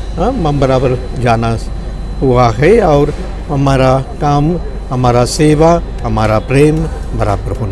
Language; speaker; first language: Hindi; non-native, local second language; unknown